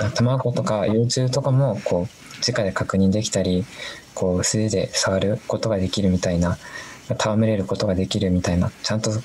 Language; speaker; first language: Japanese; native; Japanese